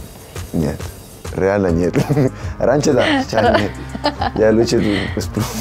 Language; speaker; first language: Russian; non-native, learner; Spanish